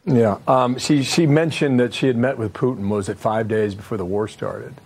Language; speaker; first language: English; native; English